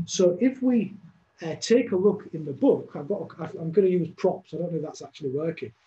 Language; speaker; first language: English; native; English